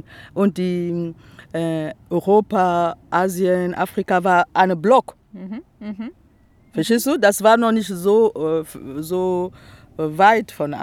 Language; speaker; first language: German; non-native, fluent; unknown